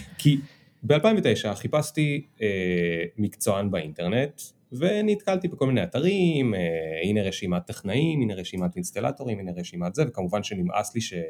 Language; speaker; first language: Hebrew; native; Hebrew